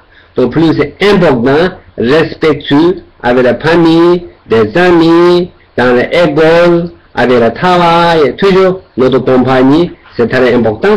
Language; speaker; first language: French; non-native, learner; Tibetan